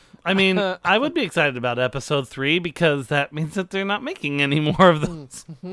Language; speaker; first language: English; native; English